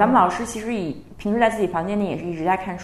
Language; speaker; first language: Chinese; native; Chinese